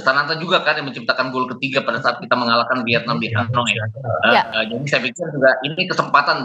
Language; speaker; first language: Indonesian; native; Indonesian